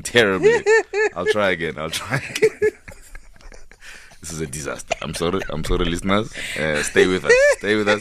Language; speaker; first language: English; non-native, local second language; Zulu